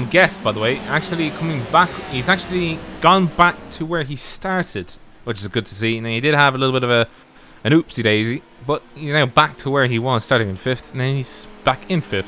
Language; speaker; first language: English; native; English